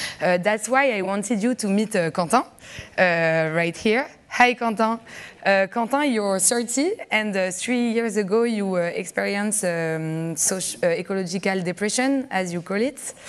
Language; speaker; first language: English; non-native, fluent; French